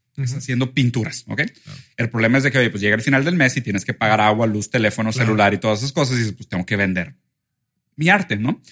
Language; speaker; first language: Spanish; early bilingual, other home language; Portuguese